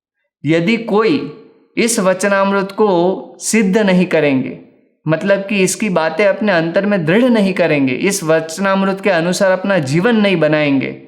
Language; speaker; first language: Hindi; native; Hindi